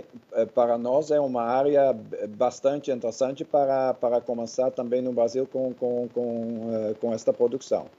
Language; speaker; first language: Portuguese; non-native, fluent; Dutch